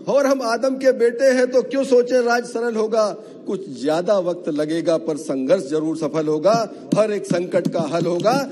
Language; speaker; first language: Hindi; native; Hindi